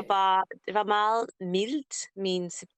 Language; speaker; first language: Danish; non-native, learner; English